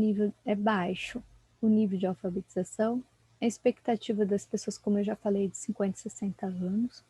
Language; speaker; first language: Portuguese; native; Portuguese